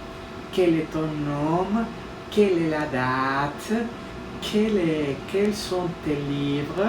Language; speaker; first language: French; non-native, fluent; Spanish